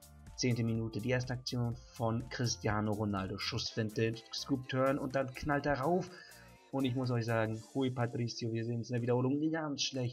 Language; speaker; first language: German; native; German